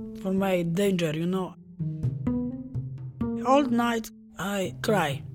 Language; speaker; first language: English; non-native, learner; Polish